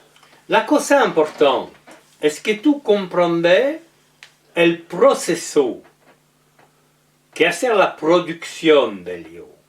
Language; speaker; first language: Spanish; non-native, learner; French